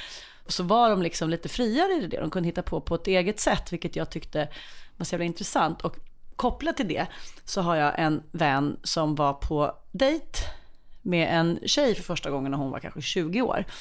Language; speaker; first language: Swedish; native; Swedish